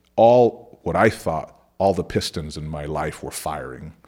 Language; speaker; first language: English; early bilingual, other home language; Spanish